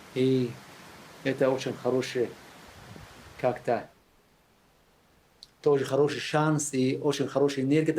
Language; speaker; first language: Russian; non-native, local second language; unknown